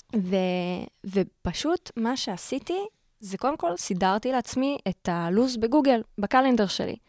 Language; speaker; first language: Hebrew; native; Hebrew